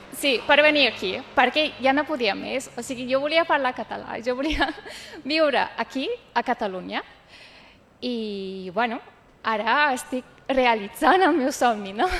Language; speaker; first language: Catalan; non-native, fluent; Turkish